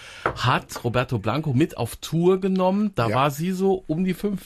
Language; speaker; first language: German; native; German